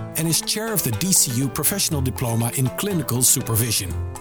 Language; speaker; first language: English; non-native, fluent; Dutch